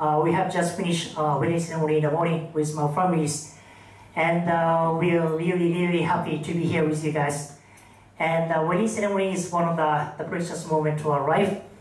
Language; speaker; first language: English; non-native, fluent; Japanese